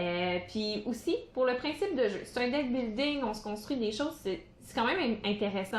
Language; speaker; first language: French; native; French